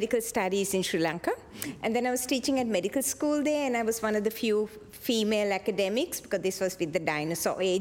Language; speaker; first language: English; non-native, local second language; Tamil